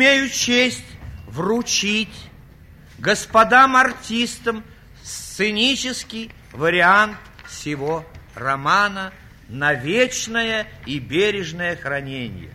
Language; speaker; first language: Russian; native; Russian